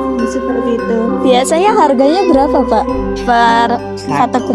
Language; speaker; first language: Indonesian; native; Indonesian